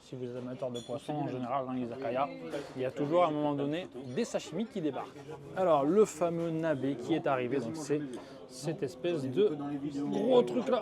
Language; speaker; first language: French; native; French